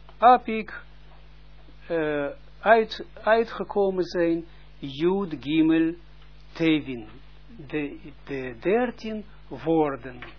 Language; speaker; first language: Dutch; non-native, fluent; Russian